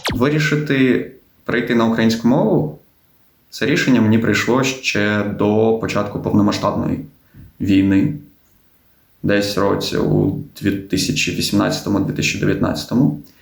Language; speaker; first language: Ukrainian; non-native, local second language; Russian